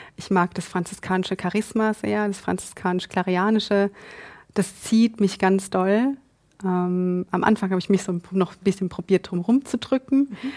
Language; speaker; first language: German; native; German